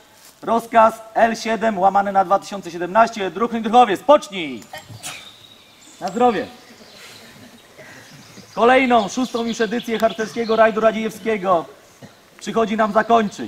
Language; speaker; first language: Polish; native; Polish